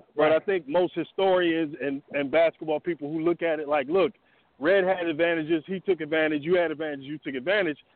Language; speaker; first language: English; native; English